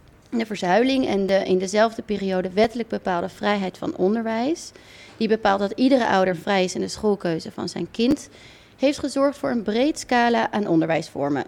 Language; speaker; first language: Dutch; native; Dutch